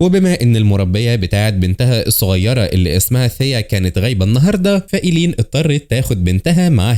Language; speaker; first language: Arabic; native; Arabic